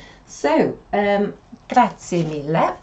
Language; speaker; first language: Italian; non-native, fluent; English